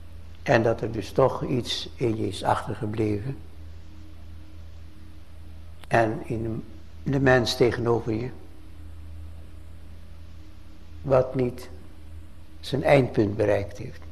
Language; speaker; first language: Dutch; native; Dutch